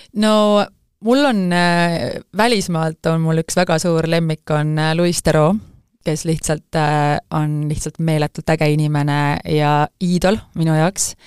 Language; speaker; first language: Estonian; native; Estonian